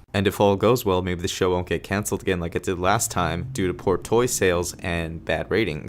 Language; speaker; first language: English; native; English